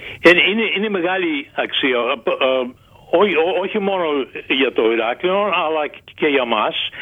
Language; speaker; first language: Greek; early bilingual, heritage; Greek